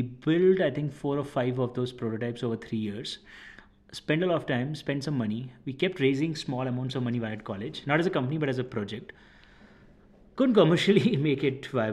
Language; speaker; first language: English; non-native, local second language; Hindi